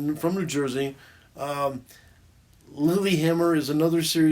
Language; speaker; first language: English; native; English